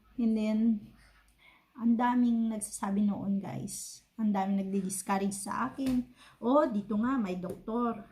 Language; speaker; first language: Filipino; native; Filipino